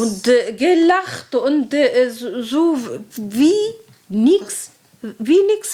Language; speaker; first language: German; non-native, fluent; Arabic